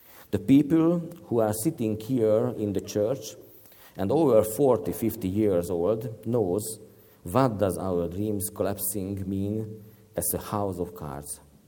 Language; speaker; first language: English; non-native, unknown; Hungarian